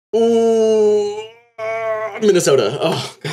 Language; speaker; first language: English; native; English